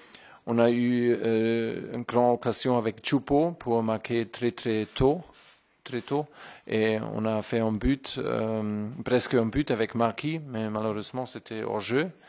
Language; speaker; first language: French; non-native, fluent; German